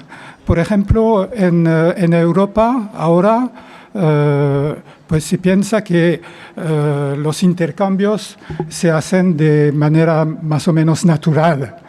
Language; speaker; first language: Spanish; non-native, fluent; French